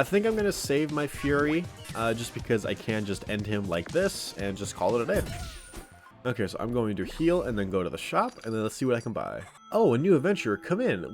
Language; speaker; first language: English; native; English